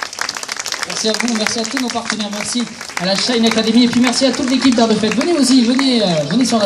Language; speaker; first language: French; native; French